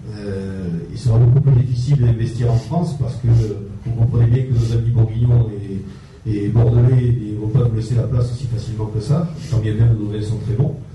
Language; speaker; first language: French; native; French